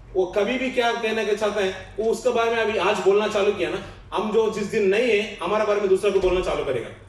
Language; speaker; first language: Hindi; non-native, local second language; Telugu